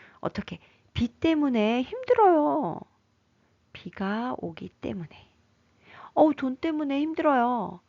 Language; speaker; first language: Korean; native; Korean